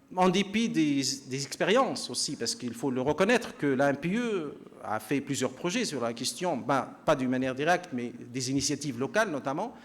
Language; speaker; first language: French; non-native, local second language; Arabic